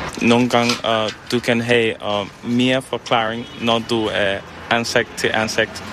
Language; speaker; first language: Danish; non-native, fluent; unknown